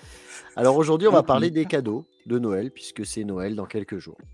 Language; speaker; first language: French; native; French